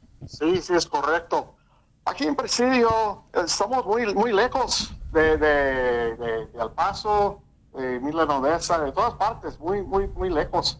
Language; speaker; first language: Spanish; early bilingual, heritage; English